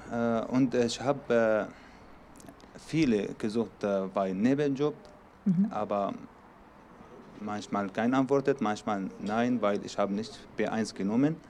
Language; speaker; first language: German; non-native, learner; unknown